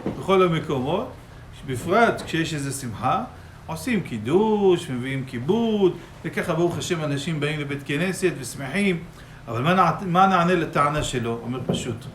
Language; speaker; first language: Hebrew; native; Hebrew